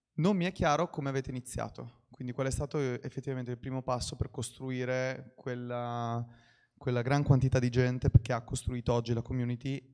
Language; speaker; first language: Italian; native; Italian